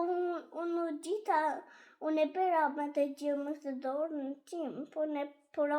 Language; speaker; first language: Albanian; early bilingual, heritage; Albanian